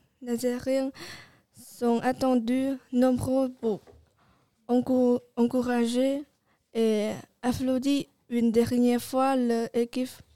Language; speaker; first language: French; non-native, learner; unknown